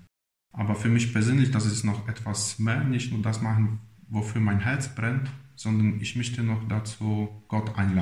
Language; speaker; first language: German; non-native, fluent; Polish